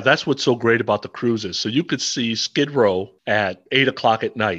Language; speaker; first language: English; native; English